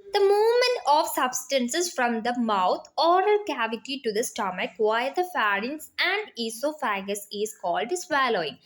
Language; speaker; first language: English; non-native, local second language; Malayalam